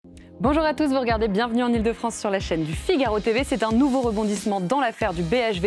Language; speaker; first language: French; native; French